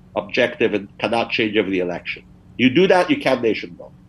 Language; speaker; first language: English; early bilingual, other home language; Persian